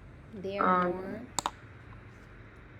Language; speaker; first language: English; non-native, fluent; Vietnamese